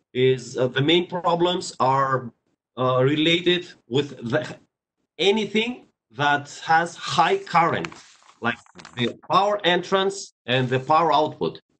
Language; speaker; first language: English; non-native, fluent; Greek